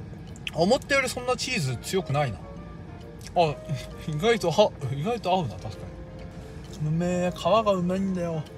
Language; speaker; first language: Japanese; native; Japanese